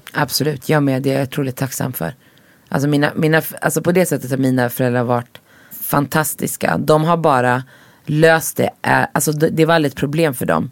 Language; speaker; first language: Swedish; early bilingual, other home language; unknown